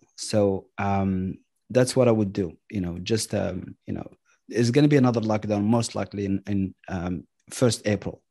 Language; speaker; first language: English; non-native, fluent; Arabic